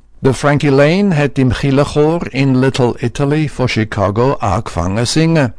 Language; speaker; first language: German; native; German